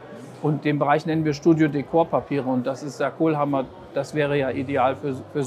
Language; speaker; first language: German; native; German